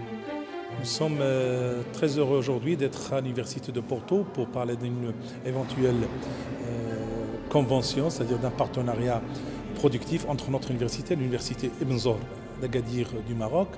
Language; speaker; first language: French; non-native, local second language; Arabic